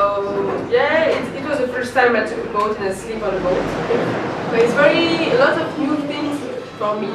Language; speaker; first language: English; non-native, fluent; French